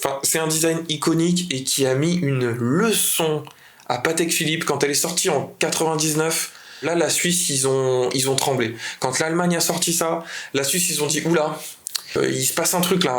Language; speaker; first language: French; native; French